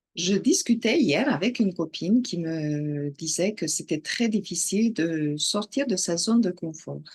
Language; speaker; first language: French; non-native, fluent; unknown